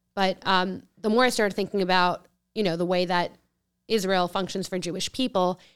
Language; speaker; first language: English; early bilingual, other home language; Spanish